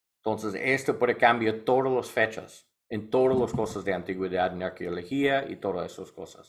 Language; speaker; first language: Spanish; non-native, learner; English